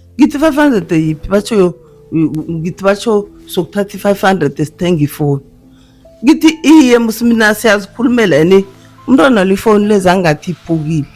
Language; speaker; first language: Zulu; non-native, local second language; South Ndebele